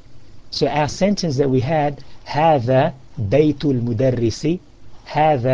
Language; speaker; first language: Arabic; non-native, fluent; English